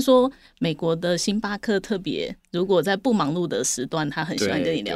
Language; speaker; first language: Chinese; native; Chinese